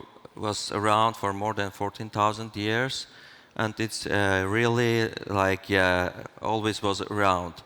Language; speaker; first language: English; non-native, fluent; Armenian